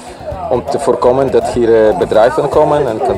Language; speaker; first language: Dutch; non-native, learner; Polish